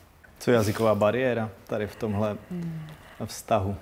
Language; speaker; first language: Czech; native; Czech